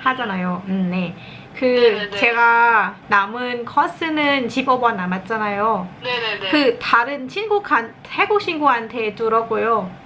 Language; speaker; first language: Korean; non-native, learner; Thai